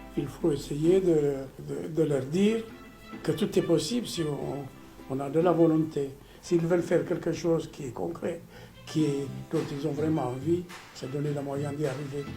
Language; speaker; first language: French; non-native, fluent; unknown